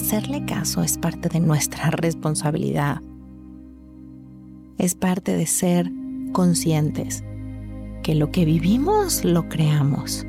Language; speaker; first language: Spanish; native; Spanish